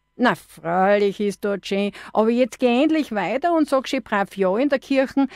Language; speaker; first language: German; native; German